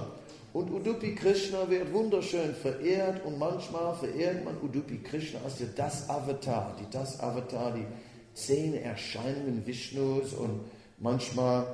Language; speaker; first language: German; non-native, fluent; Dutch